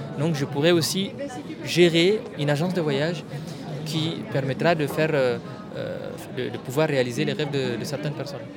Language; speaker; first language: French; non-native, local second language; Tamasheq